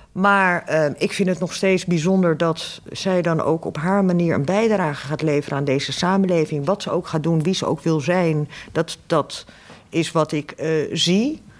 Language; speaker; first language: Dutch; early bilingual, other home language; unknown